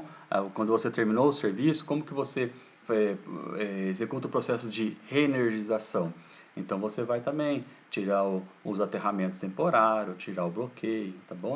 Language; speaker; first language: Portuguese; native; Portuguese